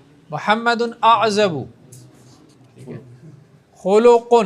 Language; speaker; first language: Arabic; non-native, fluent; Urdu